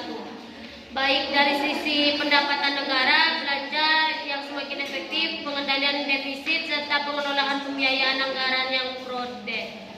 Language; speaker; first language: Indonesian; native; Indonesian